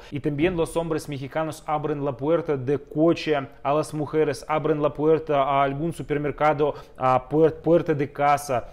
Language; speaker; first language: Spanish; non-native, fluent; Russian